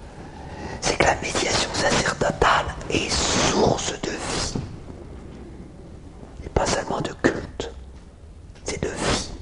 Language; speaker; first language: French; native; French